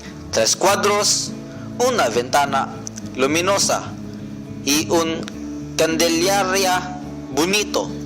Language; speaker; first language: Spanish; non-native, learner; Cebuano